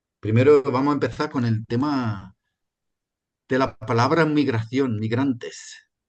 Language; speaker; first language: Spanish; non-native, fluent; German